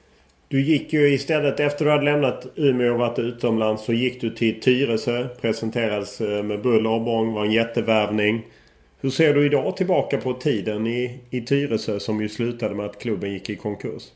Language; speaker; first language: Swedish; native; Swedish